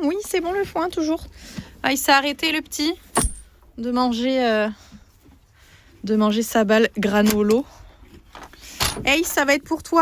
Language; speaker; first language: French; native; French